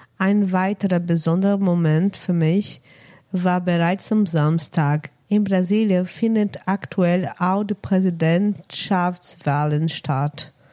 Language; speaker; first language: German; non-native, fluent; Portuguese